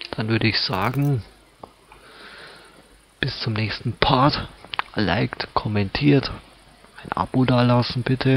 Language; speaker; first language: German; native; German